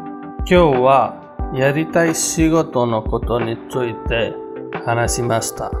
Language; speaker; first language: Japanese; non-native, learner; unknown